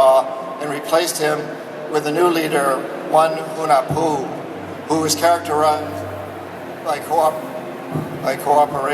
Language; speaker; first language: English; native; English